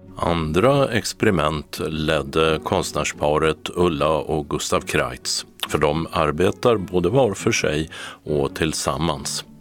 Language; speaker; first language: Swedish; native; Swedish